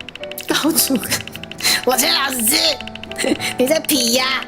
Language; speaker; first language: Chinese; native; Chinese